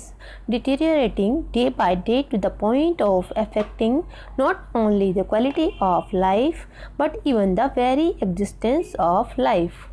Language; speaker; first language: English; non-native, local second language; Hindi